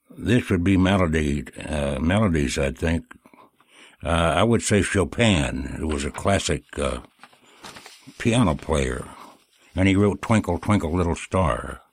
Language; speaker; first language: English; native; English